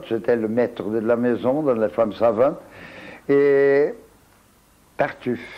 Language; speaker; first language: French; non-native, fluent; Portuguese